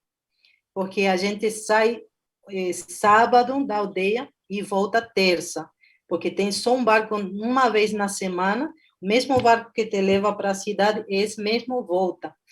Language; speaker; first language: Portuguese; non-native, fluent; Spanish